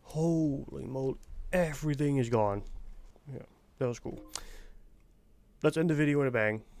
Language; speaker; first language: English; non-native, fluent; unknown